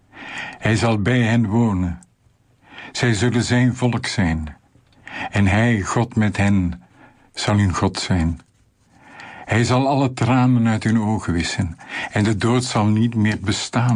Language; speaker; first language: Dutch; native; Dutch